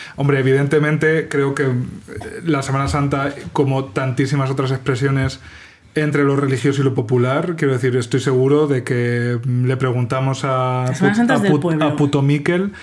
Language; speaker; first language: Spanish; native; Spanish